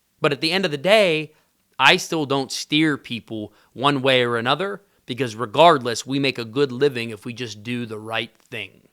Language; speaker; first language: English; native; English